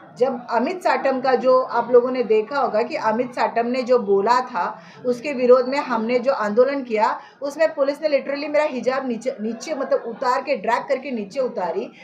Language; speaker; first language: Hindi; non-native, local second language; Marathi